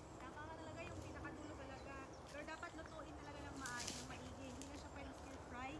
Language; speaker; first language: Filipino; non-native, local second language; Aklanon